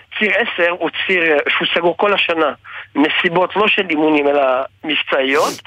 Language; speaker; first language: Hebrew; non-native, fluent; French